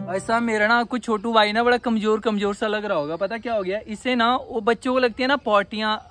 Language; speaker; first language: Hindi; native; Hindi